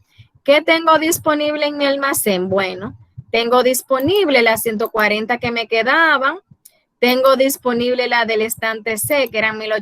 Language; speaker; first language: Spanish; native; Spanish